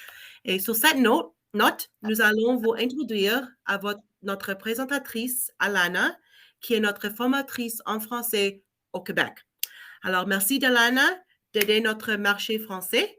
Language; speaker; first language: French; non-native, learner; English